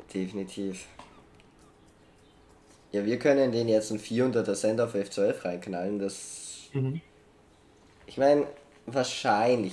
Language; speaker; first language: German; native; German